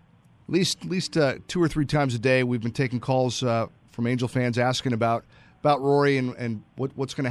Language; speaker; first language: English; native; English